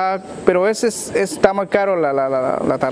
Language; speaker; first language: Spanish; native; Spanish